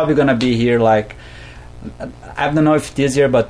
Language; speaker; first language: English; non-native, fluent; Portuguese